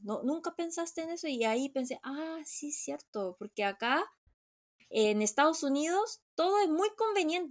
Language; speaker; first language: Spanish; non-native, fluent; Korean